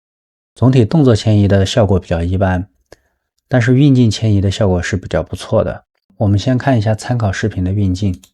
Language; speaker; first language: Chinese; native; Chinese